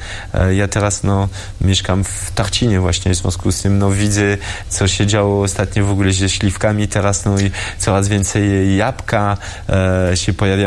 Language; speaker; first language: Polish; early bilingual, heritage; French